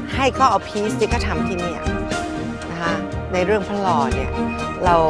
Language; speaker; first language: Thai; native; Thai